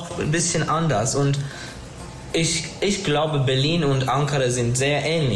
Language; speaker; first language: German; non-native, learner; Turkish